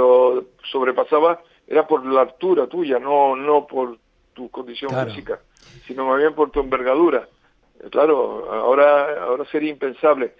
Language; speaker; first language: Spanish; native; Spanish